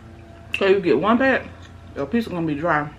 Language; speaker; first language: English; native; English